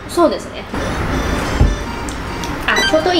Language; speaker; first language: Japanese; non-native, fluent; Chinese